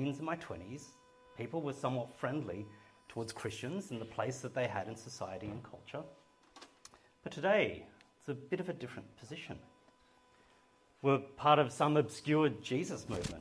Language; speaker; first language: English; native; English